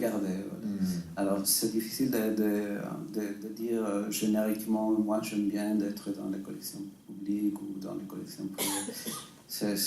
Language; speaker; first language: French; non-native, fluent; Spanish